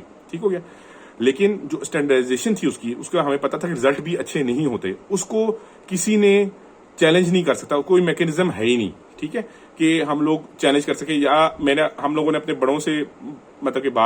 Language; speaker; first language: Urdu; non-native, local second language; Punjabi